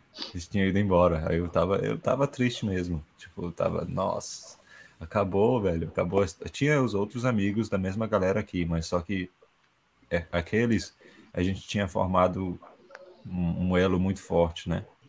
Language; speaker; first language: Portuguese; non-native, fluent; English